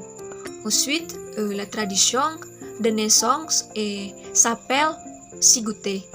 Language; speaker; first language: French; non-native, learner; Indonesian